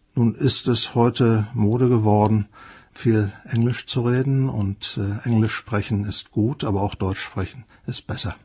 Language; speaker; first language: German; native; German